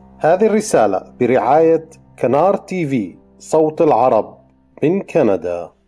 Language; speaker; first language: Arabic; native; Arabic